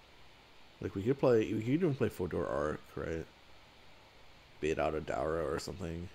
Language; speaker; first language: English; native; English